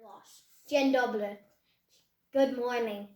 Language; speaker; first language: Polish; non-native, learner; English